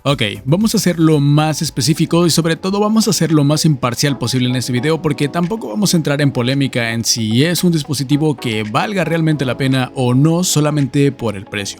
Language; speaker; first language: Spanish; native; Spanish